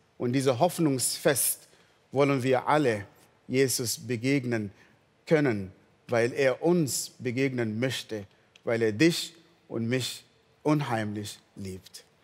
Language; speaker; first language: German; non-native, fluent; Arabic